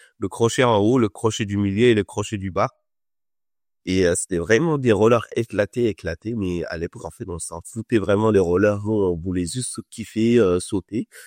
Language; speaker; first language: French; non-native, local second language; Wolof